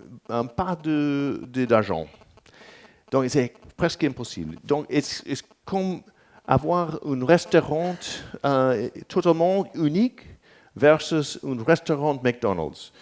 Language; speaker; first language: French; non-native, learner; English